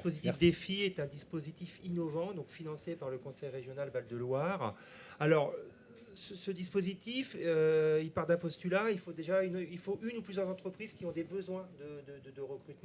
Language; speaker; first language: French; native; French